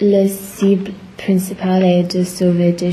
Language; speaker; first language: French; non-native, learner; English